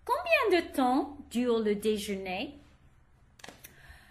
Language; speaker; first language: French; non-native, learner; English